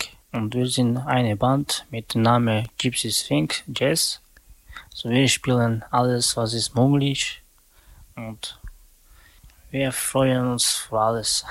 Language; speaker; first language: German; non-native, learner; Slovak